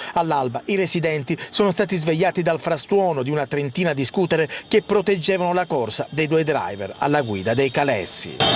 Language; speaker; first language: Italian; native; Italian